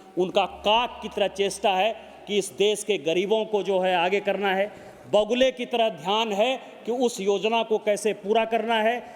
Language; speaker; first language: Hindi; native; Hindi